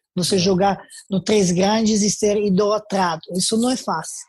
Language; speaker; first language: Portuguese; non-native, fluent; Serbian